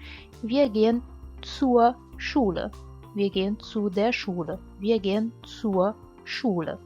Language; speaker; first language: German; non-native, fluent; Portuguese